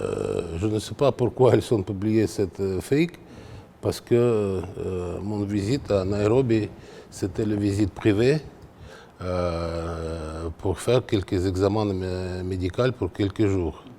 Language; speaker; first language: French; non-native, fluent; Russian